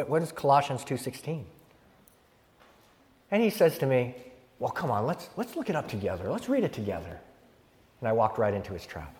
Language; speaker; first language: English; native; English